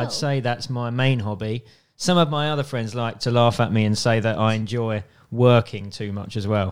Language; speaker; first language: English; native; English